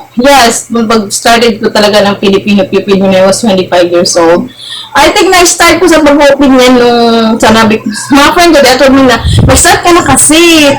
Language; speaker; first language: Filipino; non-native, local second language; Cebuano